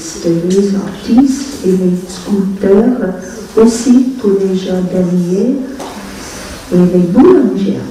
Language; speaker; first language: French; non-native, fluent; Vietnamese